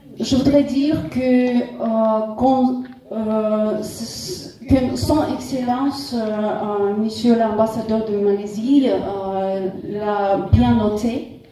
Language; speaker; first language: French; non-native, fluent; Russian